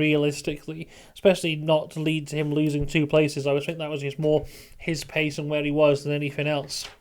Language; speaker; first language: English; native; English